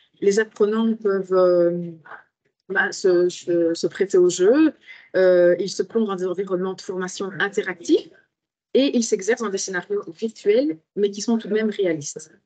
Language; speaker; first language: French; native; French